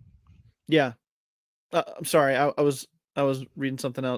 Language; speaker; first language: English; native; English